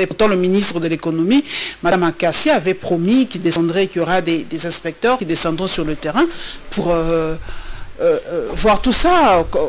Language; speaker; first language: French; non-native, local second language; Lingala